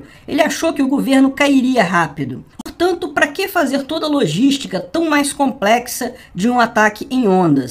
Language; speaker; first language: Portuguese; native; Portuguese